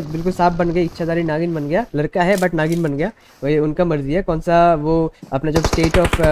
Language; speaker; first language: Hindi; non-native, local second language; Bangla